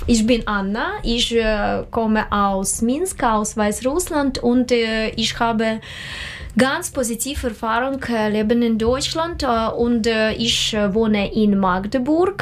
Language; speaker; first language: German; non-native, learner; Russian